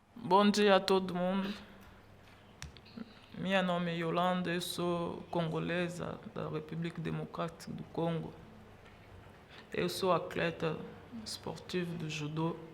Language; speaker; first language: Portuguese; non-native, learner; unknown